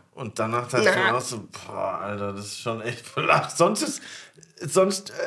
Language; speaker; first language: German; native; German